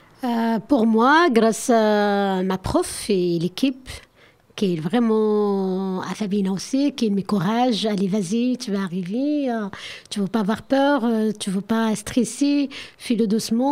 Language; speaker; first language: French; non-native, learner; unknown